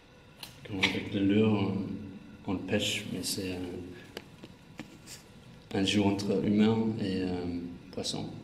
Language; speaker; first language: French; non-native, fluent; English